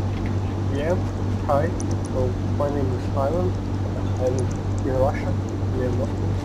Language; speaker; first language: English; non-native, learner; Russian